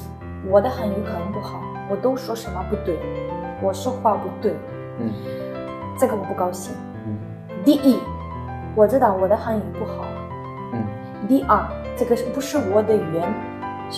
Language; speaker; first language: Chinese; non-native, learner; Ukrainian